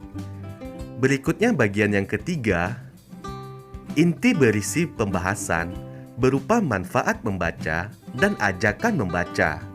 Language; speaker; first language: Indonesian; native; Indonesian